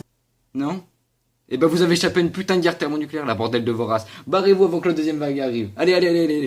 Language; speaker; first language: French; native; French